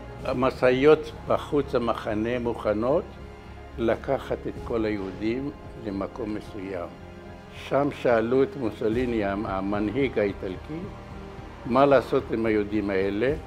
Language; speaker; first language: Hebrew; non-native, fluent; Arabic